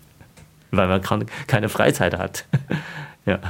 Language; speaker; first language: German; non-native, fluent; Chinese